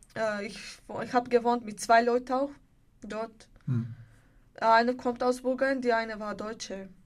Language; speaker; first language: German; non-native, learner; Bulgarian